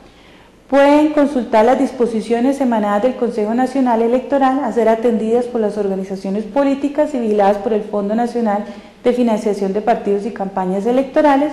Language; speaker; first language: Spanish; native; Spanish